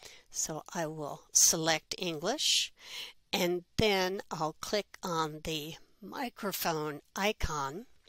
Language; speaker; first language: English; native; English